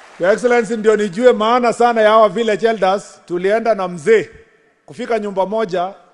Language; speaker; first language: Swahili; non-native, local second language; Kalenjin